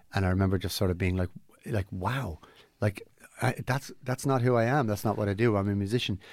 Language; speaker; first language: English; native; English